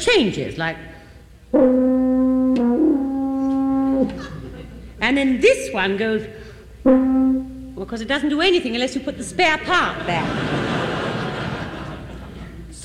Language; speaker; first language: English; native; English